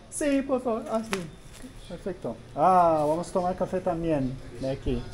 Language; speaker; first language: Spanish; non-native, learner; Turkish